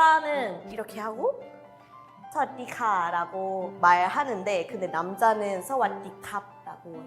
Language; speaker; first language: Korean; non-native, fluent; Thai